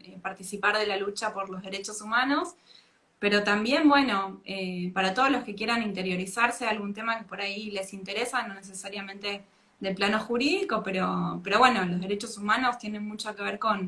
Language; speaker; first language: Spanish; native; Spanish